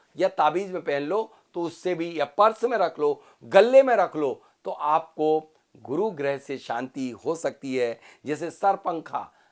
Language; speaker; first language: Hindi; native; Hindi